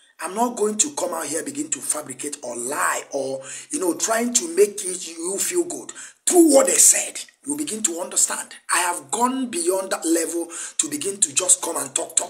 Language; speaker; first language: English; non-native, local second language; Igbo